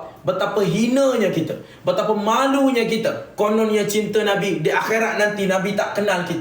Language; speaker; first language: Malay; native; Malay